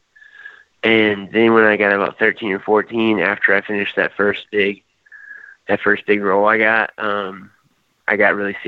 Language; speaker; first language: English; native; English